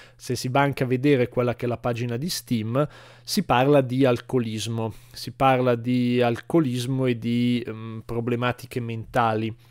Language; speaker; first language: Italian; native; Italian